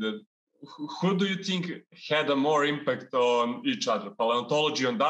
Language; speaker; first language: English; non-native, fluent; Serbian